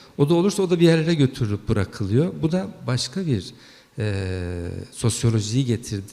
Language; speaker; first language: Turkish; early bilingual, heritage; Turkish